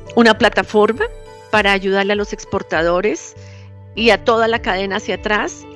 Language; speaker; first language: Spanish; native; Spanish